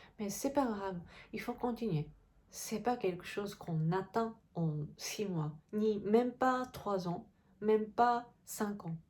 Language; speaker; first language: French; non-native, fluent; Japanese